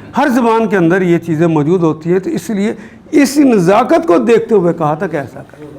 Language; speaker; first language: Urdu; non-native, local second language; Punjabi